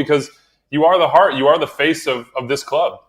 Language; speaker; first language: English; native; English